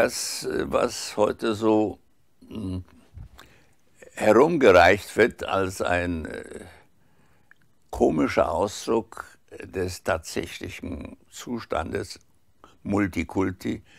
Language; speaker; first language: German; early bilingual, heritage; German